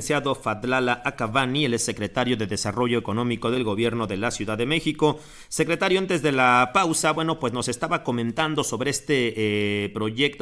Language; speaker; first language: Spanish; native; Spanish